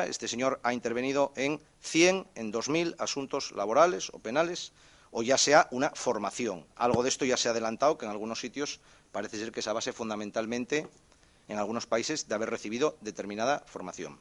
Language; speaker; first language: Spanish; native; Spanish